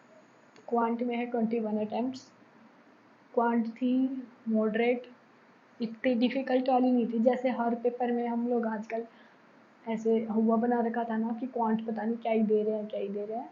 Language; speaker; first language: Hindi; native; Hindi